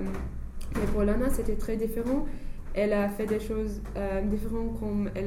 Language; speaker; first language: French; non-native, fluent; English